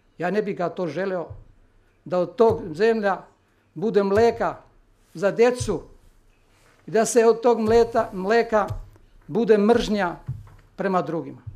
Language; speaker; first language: Serbian; non-native, local second language; Albanian